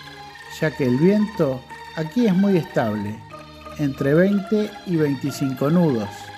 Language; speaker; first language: Spanish; non-native, fluent; Indonesian